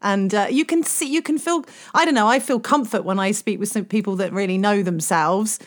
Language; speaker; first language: English; native; English